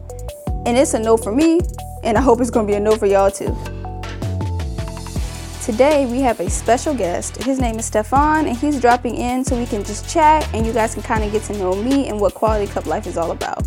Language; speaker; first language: English; native; English